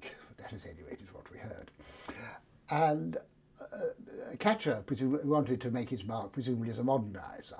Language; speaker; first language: English; native; English